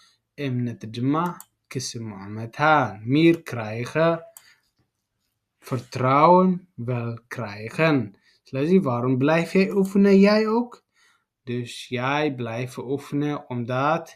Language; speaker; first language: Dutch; non-native, learner; Tigrinya